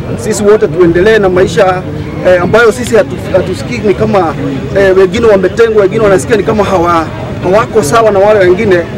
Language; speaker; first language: Swahili; non-native, local second language; Kikuyu